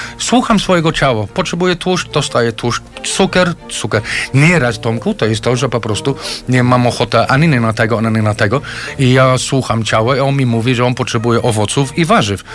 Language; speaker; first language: Polish; non-native, fluent; English